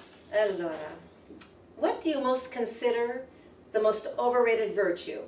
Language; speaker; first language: English; native; English